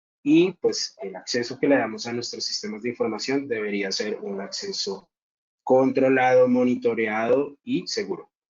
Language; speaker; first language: Spanish; native; Spanish